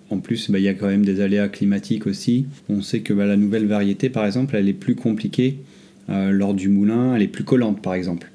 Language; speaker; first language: French; native; French